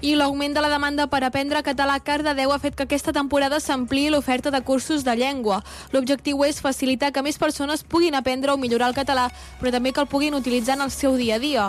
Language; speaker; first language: Catalan; native; Catalan